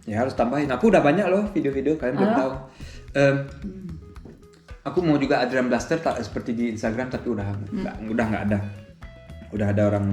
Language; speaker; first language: Indonesian; early bilingual, heritage; German